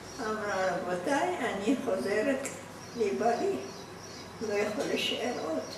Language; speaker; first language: Hebrew; non-native, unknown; Arabic